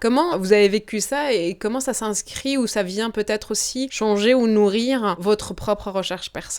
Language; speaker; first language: French; native; French